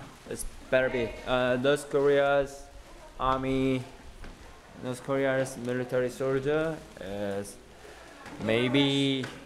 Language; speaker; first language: English; non-native, learner; Korean